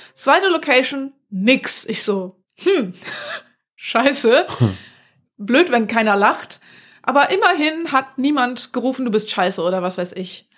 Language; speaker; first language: German; native; German